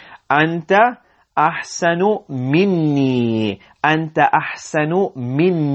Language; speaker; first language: Arabic; non-native, fluent; English